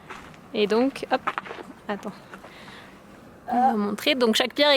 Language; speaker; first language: French; native; French